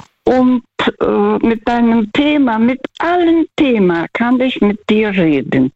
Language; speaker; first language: German; non-native, fluent; Russian